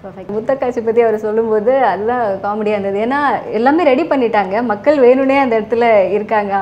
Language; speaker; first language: Tamil; native; Tamil